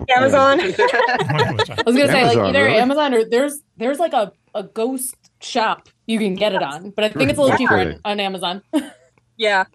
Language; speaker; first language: English; native; English